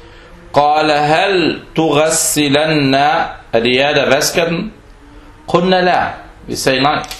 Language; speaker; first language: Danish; non-native, fluent; Arabic